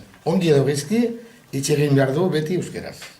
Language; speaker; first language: Basque; non-native, learner; Spanish